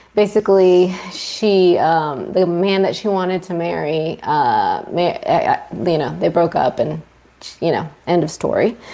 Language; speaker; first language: English; early bilingual, other home language; Spanish